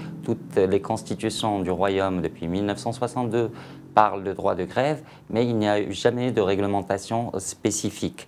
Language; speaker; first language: French; non-native, local second language; Arabic